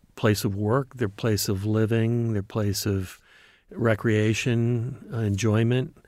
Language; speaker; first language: English; native; English